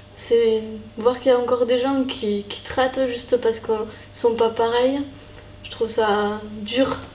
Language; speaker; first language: French; early bilingual, other home language; Spanish